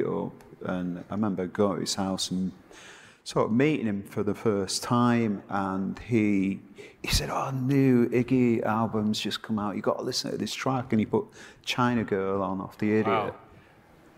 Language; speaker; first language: English; native; English